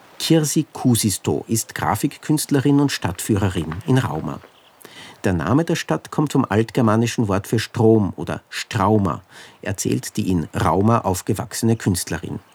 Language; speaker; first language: German; native; German